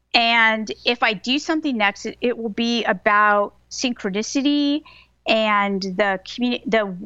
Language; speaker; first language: English; native; English